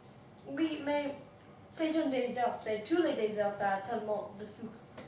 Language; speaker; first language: French; non-native, learner; English